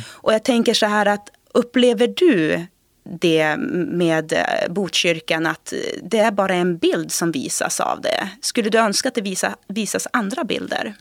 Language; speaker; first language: Swedish; early bilingual, other home language; Portuguese